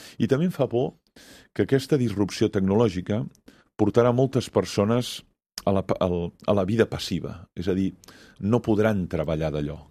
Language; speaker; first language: Catalan; native; Catalan